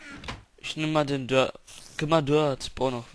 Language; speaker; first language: German; native; German